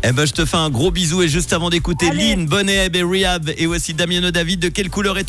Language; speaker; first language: French; native; French